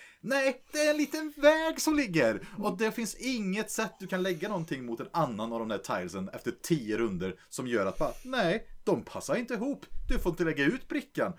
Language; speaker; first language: Swedish; native; Swedish